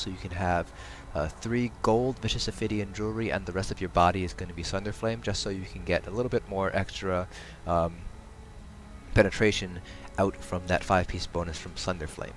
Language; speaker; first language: English; native; English